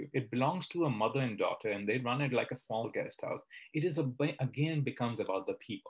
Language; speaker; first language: English; non-native, local second language; Hindi